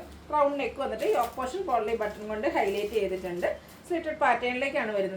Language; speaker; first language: Malayalam; native; Malayalam